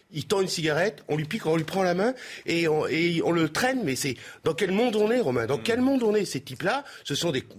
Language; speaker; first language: French; native; French